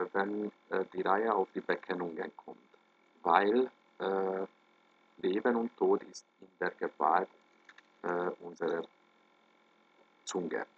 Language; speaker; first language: German; non-native, fluent; Hungarian